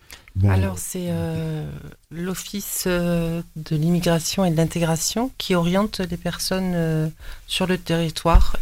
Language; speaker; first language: French; native; French